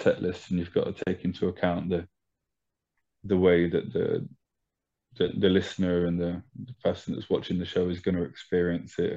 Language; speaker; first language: English; native; English